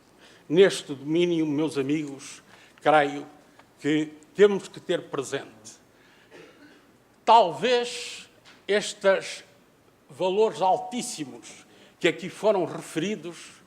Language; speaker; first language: Portuguese; native; Portuguese